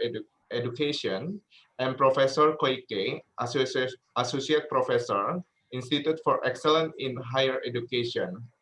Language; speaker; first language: English; non-native, learner; Indonesian